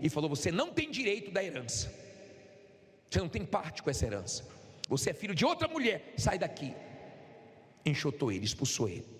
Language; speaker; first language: Portuguese; native; Portuguese